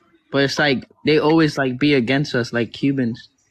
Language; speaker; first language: English; non-native, local second language; Spanish